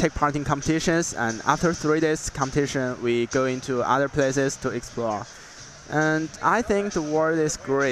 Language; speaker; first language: English; non-native, learner; Chinese